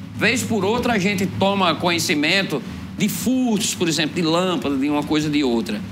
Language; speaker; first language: Portuguese; native; Portuguese